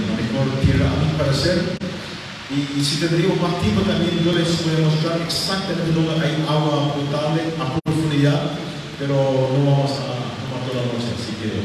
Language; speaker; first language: Spanish; non-native, local second language; German